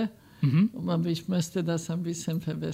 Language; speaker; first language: German; non-native, fluent; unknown